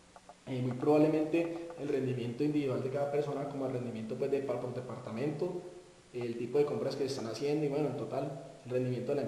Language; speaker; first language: Spanish; native; Spanish